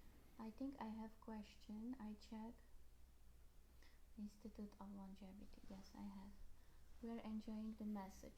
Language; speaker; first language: English; non-native, learner; Polish